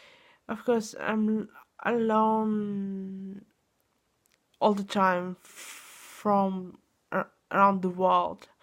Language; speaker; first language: English; non-native, learner; Russian